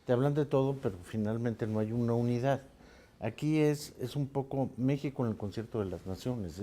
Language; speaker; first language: Spanish; native; Spanish